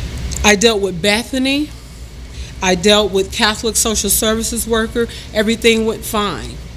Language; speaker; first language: English; native; English